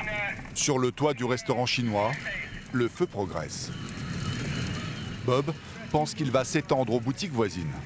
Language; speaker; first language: French; native; French